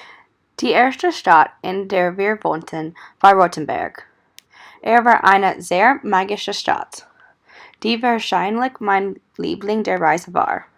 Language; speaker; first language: German; non-native, learner; English